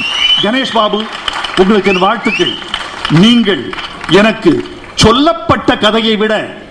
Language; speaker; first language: Tamil; native; Tamil